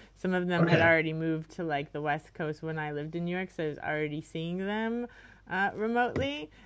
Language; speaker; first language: English; native; English